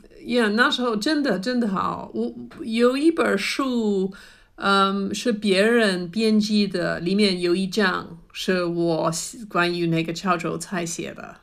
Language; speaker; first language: Chinese; non-native, fluent; English